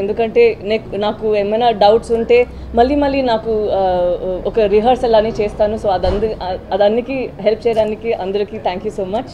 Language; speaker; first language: Telugu; non-native, learner; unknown